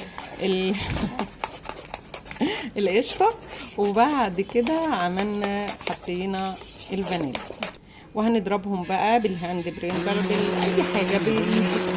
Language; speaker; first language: Arabic; native; Arabic